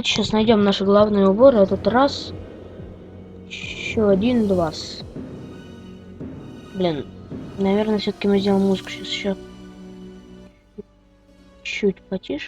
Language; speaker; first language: Russian; native; Russian